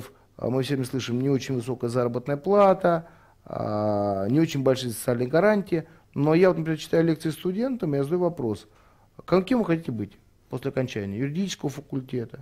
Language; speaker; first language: Russian; native; Russian